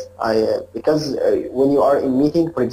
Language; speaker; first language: English; non-native, learner; Arabic